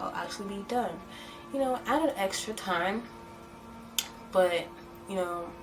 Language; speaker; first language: English; native; English